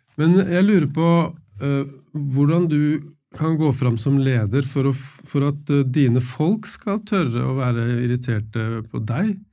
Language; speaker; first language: Norwegian; native; Norwegian